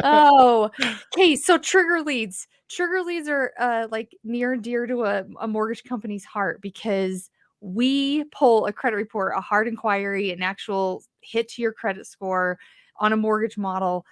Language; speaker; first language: English; native; English